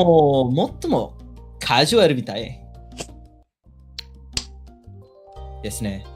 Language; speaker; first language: Japanese; non-native, learner; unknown